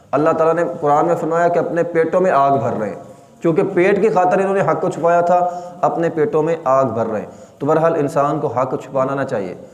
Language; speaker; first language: Urdu; native; Urdu